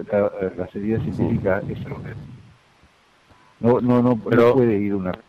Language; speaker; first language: Spanish; native; Spanish